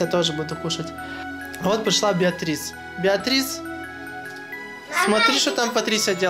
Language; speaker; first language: Russian; native; Russian